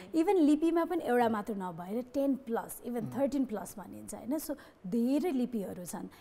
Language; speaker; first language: Nepali; non-native, local second language; Newari